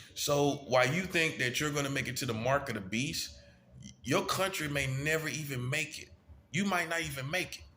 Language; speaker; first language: English; native; English